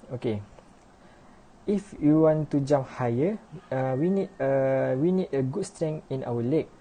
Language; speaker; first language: English; non-native, learner; Malay